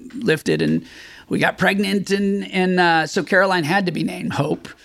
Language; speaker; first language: English; native; English